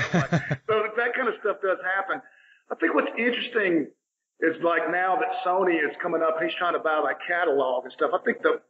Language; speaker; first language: English; native; English